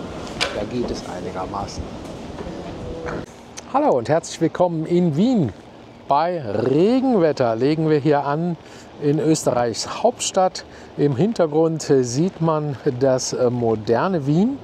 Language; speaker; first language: German; native; German